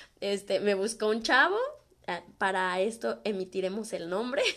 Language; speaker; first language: Spanish; native; Spanish